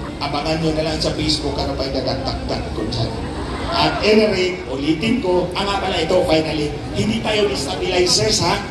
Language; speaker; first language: Filipino; non-native, local second language; Cebuano